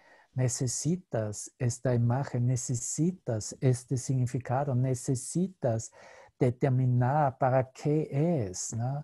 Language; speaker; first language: Spanish; non-native, fluent; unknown